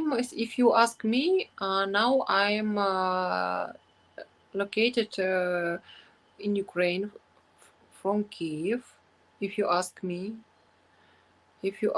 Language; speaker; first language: English; non-native, learner; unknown